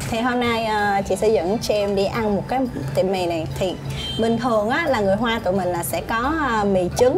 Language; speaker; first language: Vietnamese; native; Vietnamese